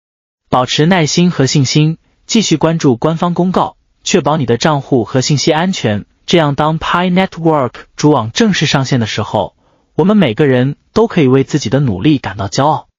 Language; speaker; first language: Chinese; native; Chinese